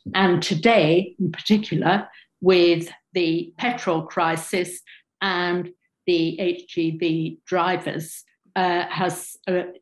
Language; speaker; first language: English; native; English